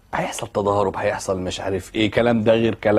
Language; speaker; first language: Arabic; native; Arabic